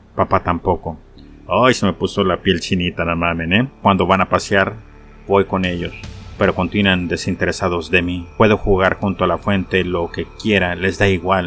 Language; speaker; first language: Spanish; native; Spanish